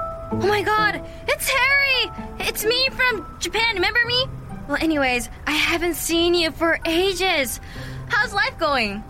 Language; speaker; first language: English; early bilingual, other home language; Japanese